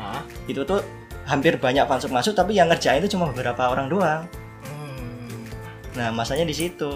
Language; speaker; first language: Indonesian; native; Indonesian